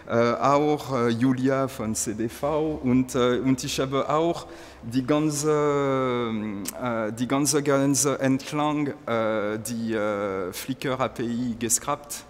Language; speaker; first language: German; non-native, learner; French